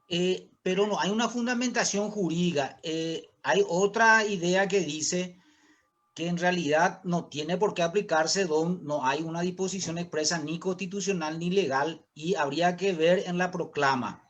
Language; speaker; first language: Spanish; native; Spanish